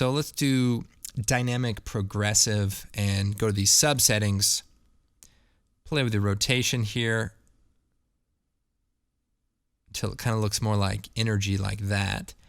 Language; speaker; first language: English; native; English